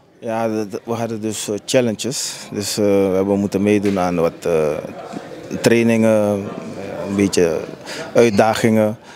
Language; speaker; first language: Dutch; native; Dutch